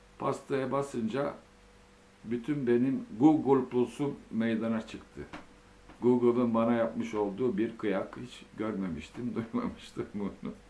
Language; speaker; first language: Turkish; early bilingual, other home language; Finnish